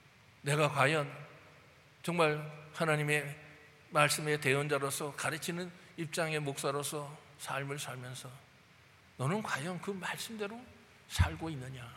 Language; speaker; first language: Korean; native; Korean